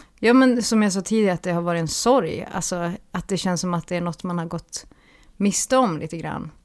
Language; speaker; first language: Swedish; native; Swedish